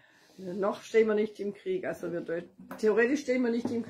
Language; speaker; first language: German; native; German